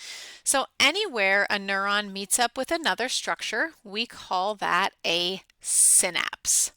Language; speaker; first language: English; native; English